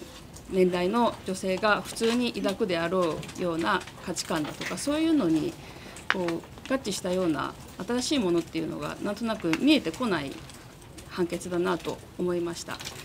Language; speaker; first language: Japanese; native; Japanese